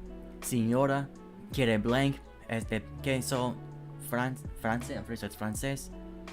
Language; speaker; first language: Spanish; non-native, learner; English